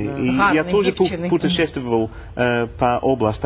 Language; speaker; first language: Russian; non-native, learner; English